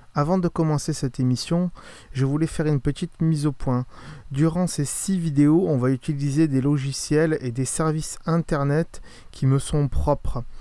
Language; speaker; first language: French; native; French